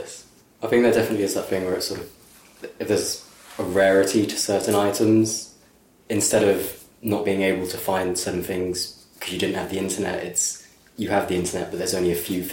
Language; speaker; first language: English; native; English